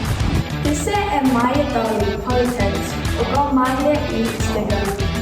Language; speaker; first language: Danish; non-native, learner; Icelandic